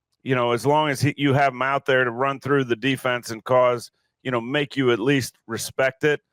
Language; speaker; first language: English; native; English